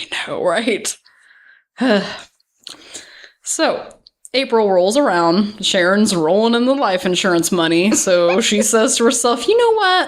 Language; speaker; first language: English; native; English